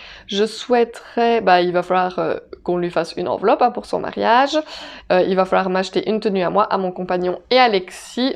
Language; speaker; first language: French; native; French